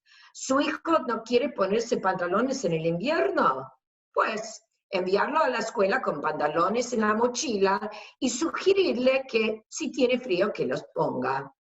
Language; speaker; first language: Spanish; non-native, fluent; English